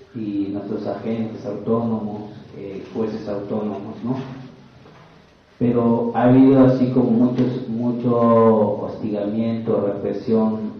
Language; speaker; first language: Spanish; non-native, local second language; Tzeltal